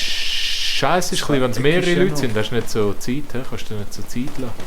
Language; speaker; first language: German; native; German